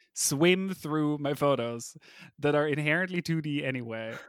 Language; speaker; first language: English; non-native, fluent; German